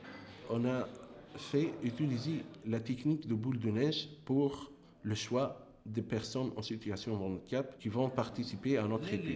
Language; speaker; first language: French; non-native, local second language; Arabic